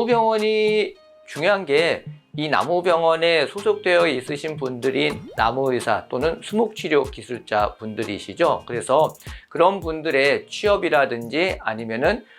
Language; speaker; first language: Korean; native; Korean